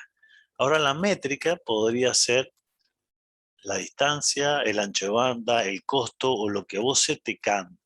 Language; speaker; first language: Spanish; native; Spanish